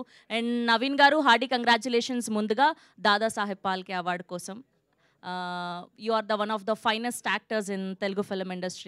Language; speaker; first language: Telugu; native; Telugu